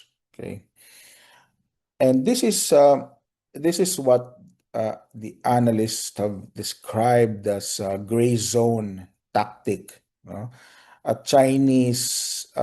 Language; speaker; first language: English; non-native, local second language; Filipino